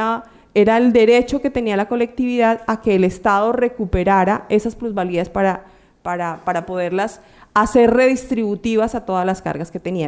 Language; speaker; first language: Spanish; native; Spanish